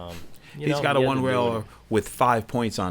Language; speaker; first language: English; native; English